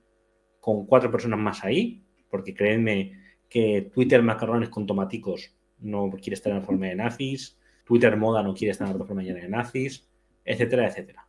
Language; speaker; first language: Spanish; native; Spanish